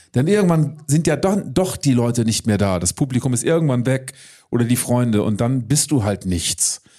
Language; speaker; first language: German; native; German